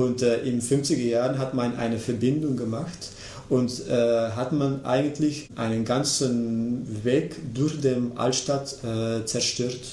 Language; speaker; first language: German; non-native, fluent; Dutch